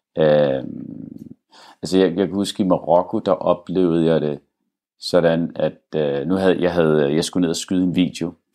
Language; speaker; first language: Danish; early bilingual, other home language; Arabic